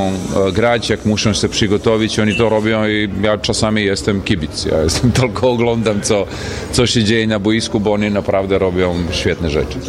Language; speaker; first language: Polish; non-native, fluent; Serbian